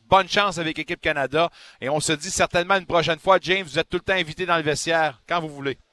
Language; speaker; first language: French; native; French